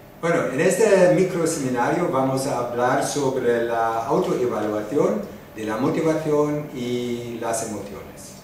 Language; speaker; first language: Spanish; non-native, fluent; German